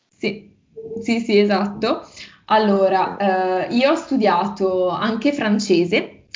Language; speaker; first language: Italian; native; Italian